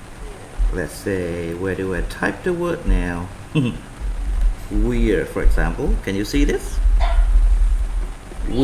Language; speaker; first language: English; non-native, fluent; Vietnamese